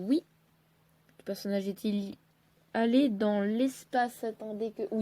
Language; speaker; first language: French; native; French